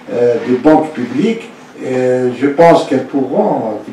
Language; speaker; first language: French; non-native, local second language; Arabic